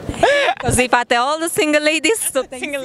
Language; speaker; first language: Italian; native; Italian